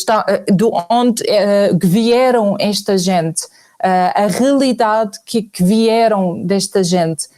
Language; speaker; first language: Portuguese; non-native, fluent; Arabic